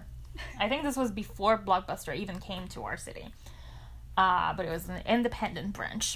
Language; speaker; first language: English; non-native, fluent; French